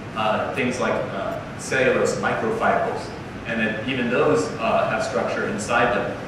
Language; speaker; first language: English; native; English